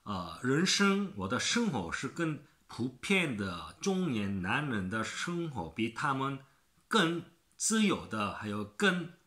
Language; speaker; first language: Chinese; non-native, learner; Korean